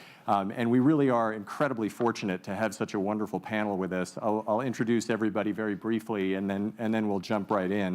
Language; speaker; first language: English; native; English